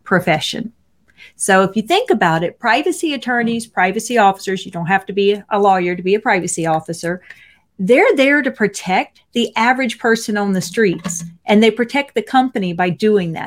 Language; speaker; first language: English; native; English